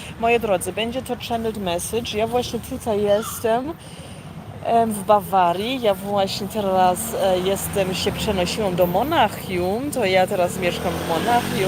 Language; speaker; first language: Polish; early bilingual, heritage; Polish